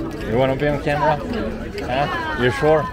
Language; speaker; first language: English; non-native, fluent; Swedish